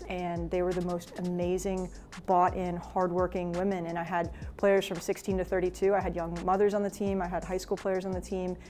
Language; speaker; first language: English; native; English